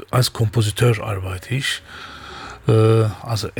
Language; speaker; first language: German; non-native, learner; Turkish